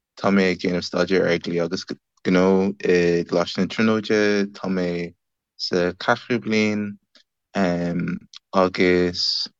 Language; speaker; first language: Irish; non-native, learner; English